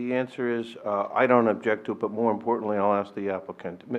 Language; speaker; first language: English; native; English